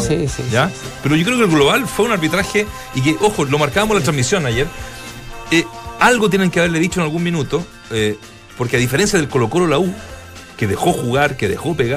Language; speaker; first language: Spanish; native; Spanish